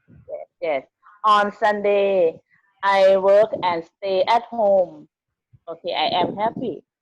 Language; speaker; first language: English; non-native, learner; Thai